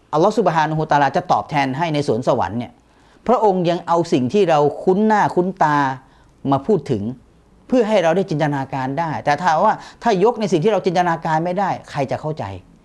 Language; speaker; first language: Thai; native; Thai